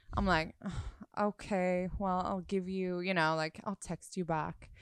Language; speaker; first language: English; non-native, fluent; Swedish